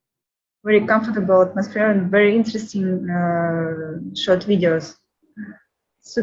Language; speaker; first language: English; non-native, learner; Russian